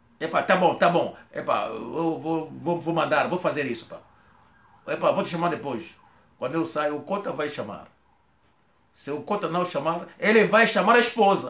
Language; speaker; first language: Portuguese; non-native, local second language; Kongo